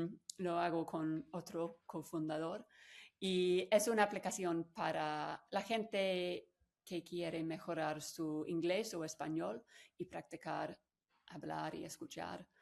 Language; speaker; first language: Spanish; non-native, fluent; English